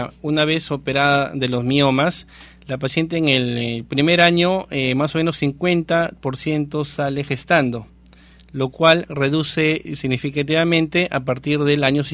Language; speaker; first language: Spanish; native; Spanish